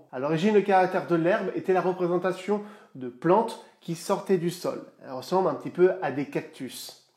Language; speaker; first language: French; native; French